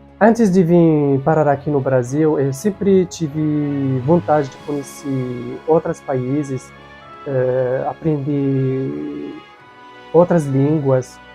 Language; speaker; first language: Portuguese; non-native, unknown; Arabic